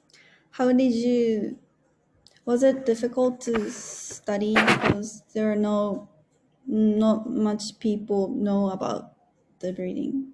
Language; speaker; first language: English; non-native, learner; Japanese